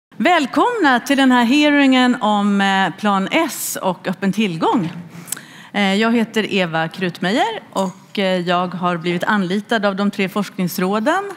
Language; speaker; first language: Swedish; native; Swedish